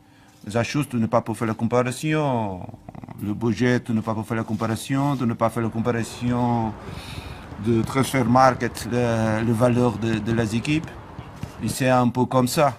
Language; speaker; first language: French; non-native, learner; Portuguese